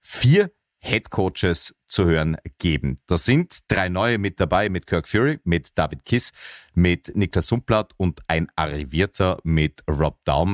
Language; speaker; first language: German; native; German